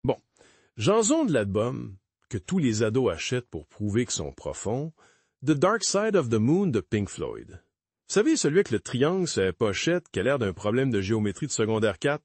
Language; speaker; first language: French; native; French